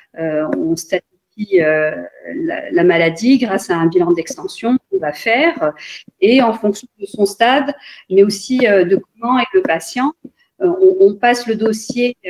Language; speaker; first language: French; non-native, local second language; Arabic